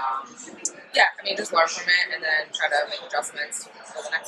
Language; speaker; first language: English; native; English